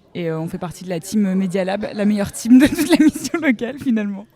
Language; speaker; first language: French; native; French